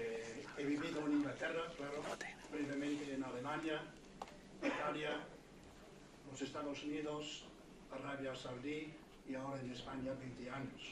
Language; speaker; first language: Spanish; non-native, fluent; English